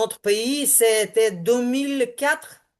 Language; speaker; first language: French; non-native, learner; Ukrainian